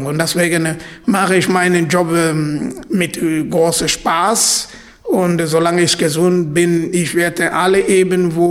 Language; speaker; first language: German; non-native, fluent; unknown